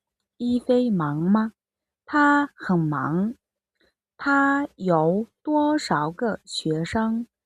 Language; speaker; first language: Chinese; non-native, fluent; Mongolian